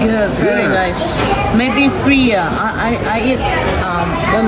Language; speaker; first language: English; non-native, learner; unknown